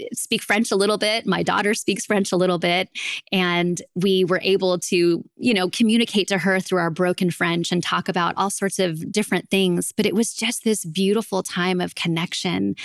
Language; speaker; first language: English; native; English